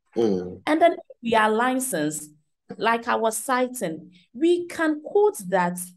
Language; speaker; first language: English; non-native, local second language; Akan